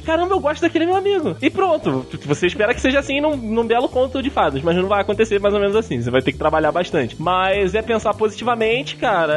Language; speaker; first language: Portuguese; native; Portuguese